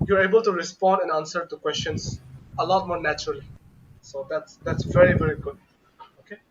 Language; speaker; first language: English; non-native, local second language; Bangla